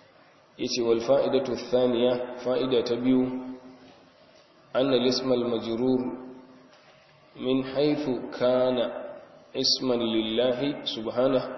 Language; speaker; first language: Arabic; non-native, fluent; Hausa